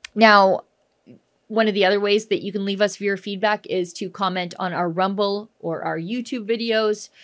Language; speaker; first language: English; native; English